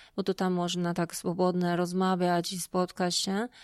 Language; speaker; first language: Polish; non-native, fluent; Japanese